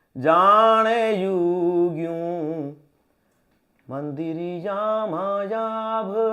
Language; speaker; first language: Gujarati; native; Gujarati